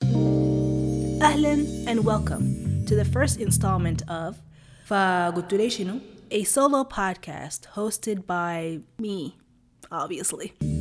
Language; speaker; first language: English; early bilingual, other home language; Arabic